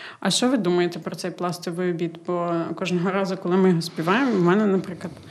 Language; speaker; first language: Ukrainian; native; Ukrainian